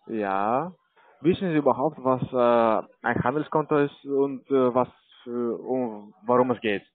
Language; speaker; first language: German; non-native, learner; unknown